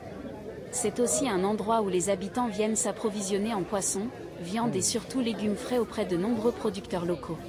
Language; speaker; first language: French; native; French